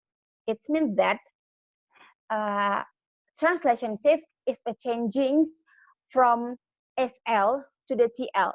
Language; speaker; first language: English; non-native, learner; Indonesian